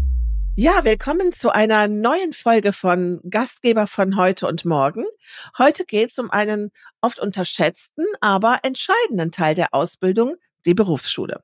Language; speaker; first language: German; native; German